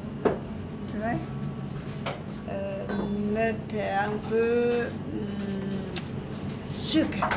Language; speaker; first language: French; non-native, learner; Chinese